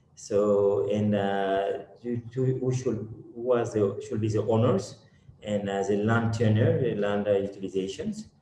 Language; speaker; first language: English; non-native, fluent; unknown